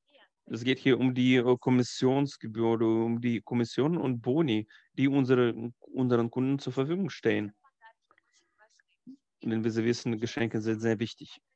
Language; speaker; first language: German; non-native, fluent; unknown